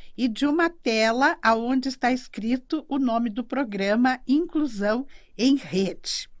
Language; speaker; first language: Portuguese; native; Portuguese